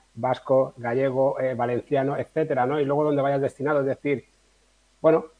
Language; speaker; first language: Spanish; native; Spanish